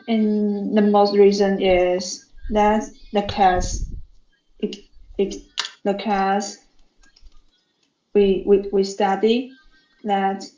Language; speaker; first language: English; non-native, learner; Chinese